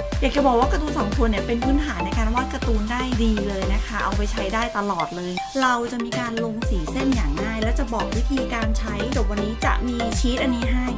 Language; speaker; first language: Thai; native; Thai